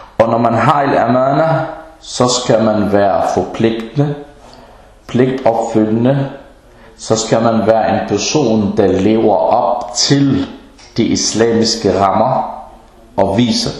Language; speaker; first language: Danish; early bilingual, other home language; Arabic